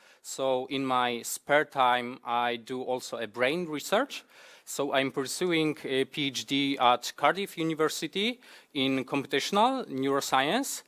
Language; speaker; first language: English; non-native, fluent; Polish